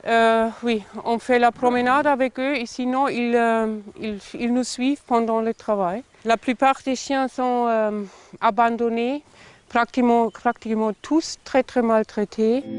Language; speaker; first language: French; non-native, fluent; German